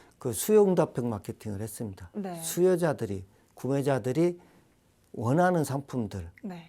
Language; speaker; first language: Korean; native; Korean